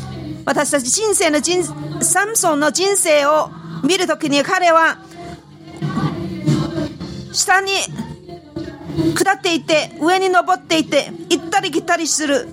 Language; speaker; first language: Japanese; non-native, fluent; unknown